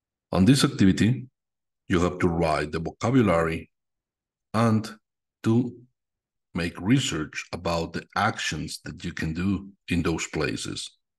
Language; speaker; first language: English; non-native, fluent; Spanish